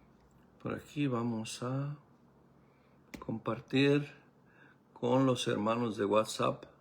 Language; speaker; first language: Spanish; native; Spanish